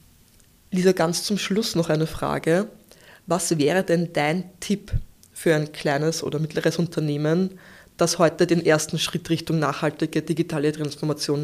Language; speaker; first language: German; native; German